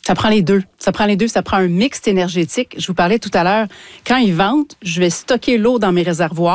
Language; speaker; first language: French; native; French